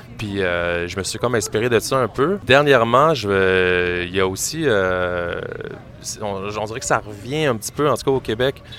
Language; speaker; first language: French; native; French